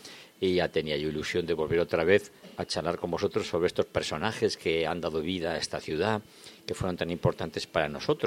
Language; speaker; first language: Spanish; native; Spanish